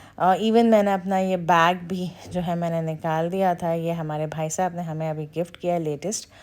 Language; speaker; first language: Urdu; native; Urdu